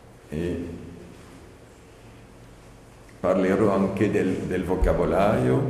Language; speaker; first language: Italian; non-native, learner; French